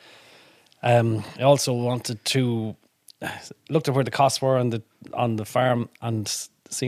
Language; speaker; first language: English; native; English